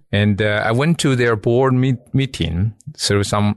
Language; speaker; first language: English; non-native, fluent; Chinese